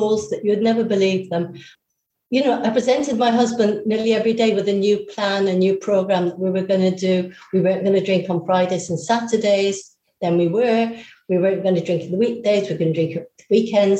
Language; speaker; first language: English; native; English